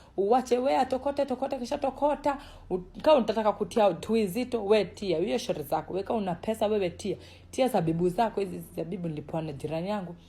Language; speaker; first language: Swahili; native; Swahili